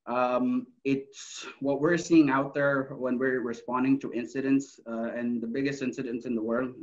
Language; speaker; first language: English; non-native, local second language; Urdu